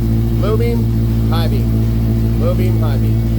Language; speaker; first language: English; native; English